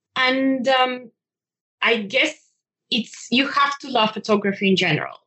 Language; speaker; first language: English; non-native, fluent; Ukrainian